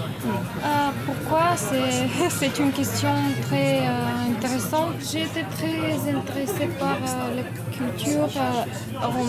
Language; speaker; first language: French; non-native, fluent; Bulgarian